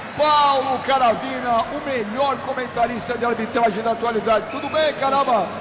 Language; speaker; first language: Portuguese; native; Portuguese